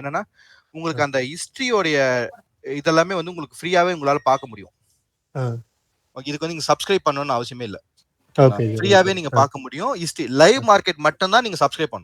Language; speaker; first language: Tamil; native; Tamil